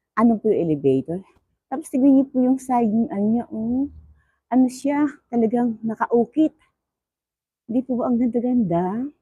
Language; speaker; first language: Filipino; native; Filipino